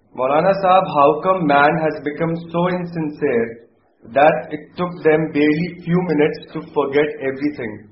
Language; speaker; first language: English; non-native, local second language; Urdu